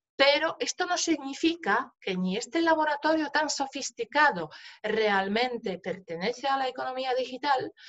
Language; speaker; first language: Spanish; non-native, fluent; Polish